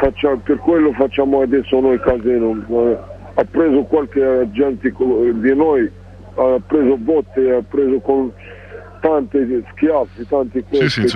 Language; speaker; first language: Italian; non-native, learner; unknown